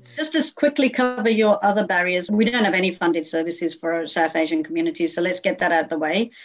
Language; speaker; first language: English; native; English